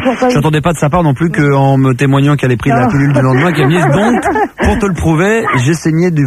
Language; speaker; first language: French; native; French